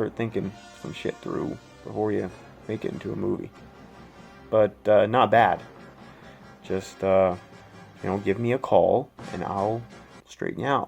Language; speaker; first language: English; native; English